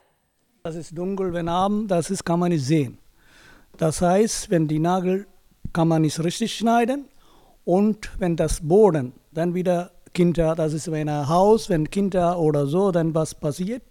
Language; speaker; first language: German; non-native, learner; Tamil